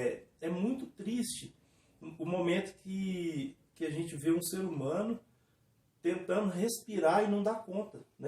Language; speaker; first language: Portuguese; native; Portuguese